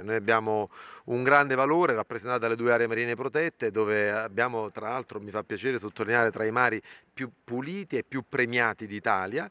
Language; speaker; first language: Italian; native; Italian